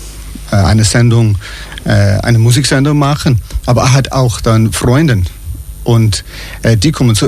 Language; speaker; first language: German; non-native, fluent; English